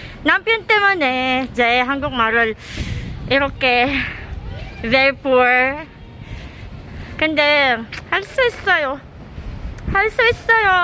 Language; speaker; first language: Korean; non-native, learner; Filipino